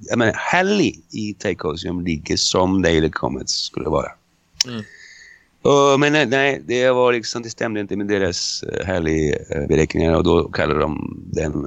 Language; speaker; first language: Swedish; non-native, fluent; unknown